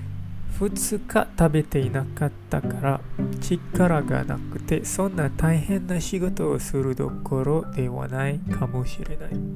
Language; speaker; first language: Japanese; non-native, learner; English